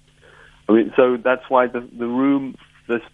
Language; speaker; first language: English; native; English